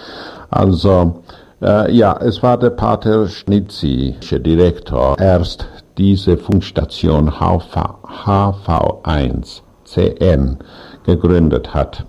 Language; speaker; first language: German; non-native, learner; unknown